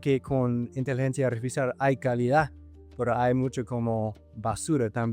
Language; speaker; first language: Spanish; non-native, fluent; English